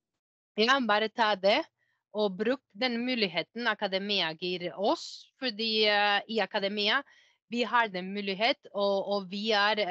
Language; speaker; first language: Norwegian; non-native, fluent; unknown